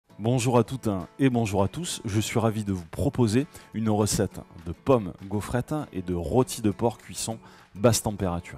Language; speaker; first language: French; native; French